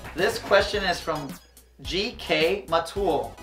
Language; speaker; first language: English; native; English